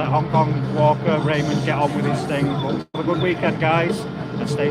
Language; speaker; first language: English; native; English